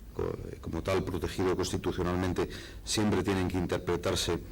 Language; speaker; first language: Spanish; native; Spanish